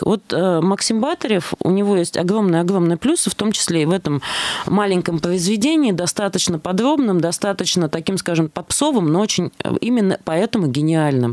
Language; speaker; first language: Russian; native; Russian